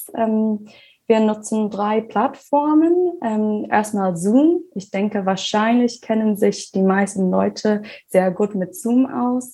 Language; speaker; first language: German; non-native, fluent; English